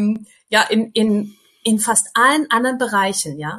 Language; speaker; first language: German; non-native, fluent; English